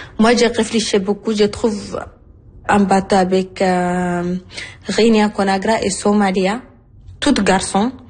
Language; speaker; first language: French; non-native, learner; Arabic